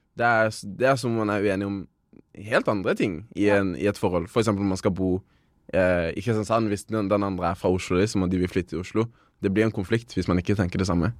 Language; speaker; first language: Norwegian; native; Norwegian